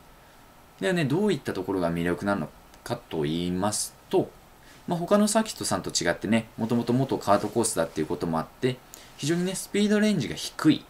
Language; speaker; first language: Japanese; native; Japanese